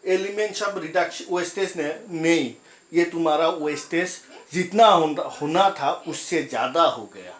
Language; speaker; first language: Hindi; non-native, local second language; Assamese